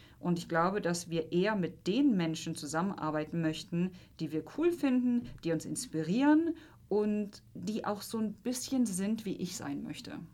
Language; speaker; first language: German; non-native, fluent; Polish